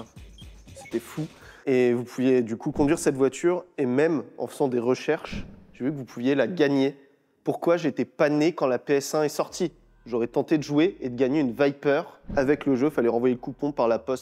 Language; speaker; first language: French; native; French